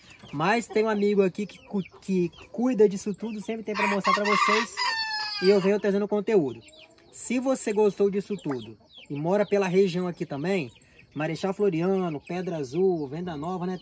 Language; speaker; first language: Portuguese; native; Portuguese